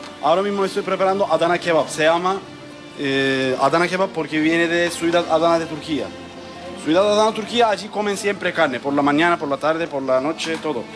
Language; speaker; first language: Spanish; non-native, learner; Turkish